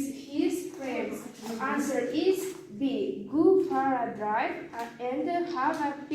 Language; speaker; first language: English; non-native, learner; Kazakh